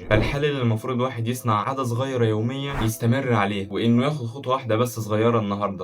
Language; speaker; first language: Arabic; native; Arabic